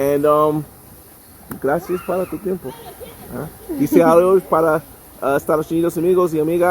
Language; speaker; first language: Spanish; non-native, learner; English